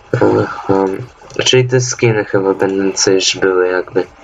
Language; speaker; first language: Polish; native; Polish